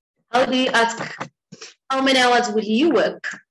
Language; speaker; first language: English; non-native, local second language; Swahili